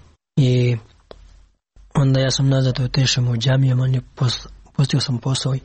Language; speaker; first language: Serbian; non-native, learner; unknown